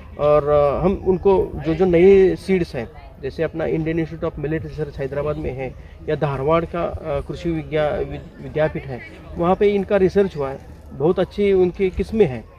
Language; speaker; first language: Hindi; non-native, local second language; Marathi